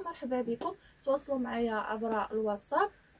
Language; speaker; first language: Arabic; native; Arabic